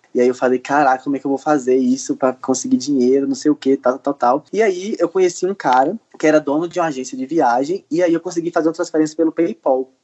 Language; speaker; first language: Portuguese; native; Portuguese